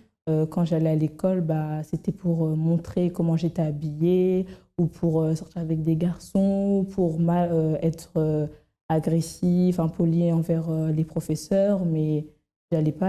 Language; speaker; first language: French; native; French